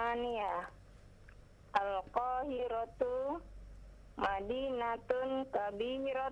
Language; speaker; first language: Arabic; non-native, learner; Indonesian